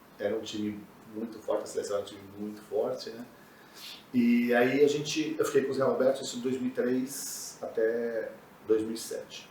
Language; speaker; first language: Portuguese; native; Portuguese